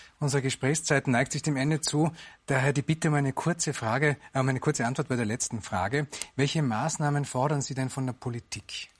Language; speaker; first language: German; native; German